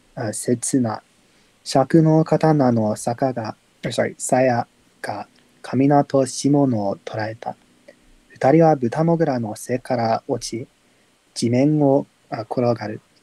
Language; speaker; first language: Japanese; non-native, learner; English